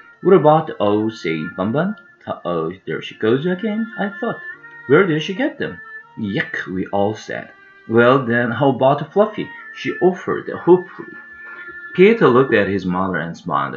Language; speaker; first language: English; non-native, fluent; Korean